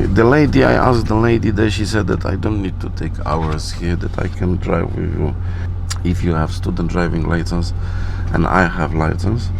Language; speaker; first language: English; non-native, learner; Polish